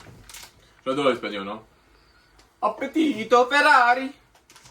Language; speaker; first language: French; native; French